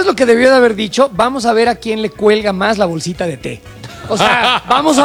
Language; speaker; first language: Spanish; native; Spanish